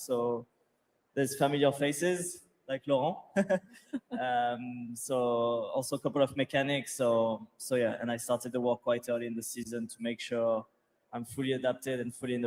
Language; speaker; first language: English; non-native, fluent; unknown